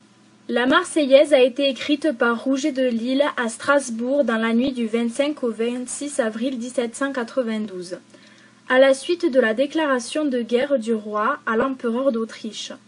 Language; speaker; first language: French; native; French